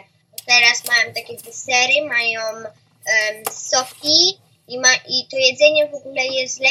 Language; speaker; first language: Polish; early bilingual, heritage; Polish